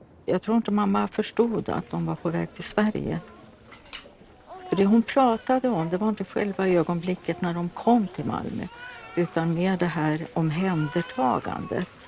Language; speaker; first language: Swedish; early bilingual, other home language; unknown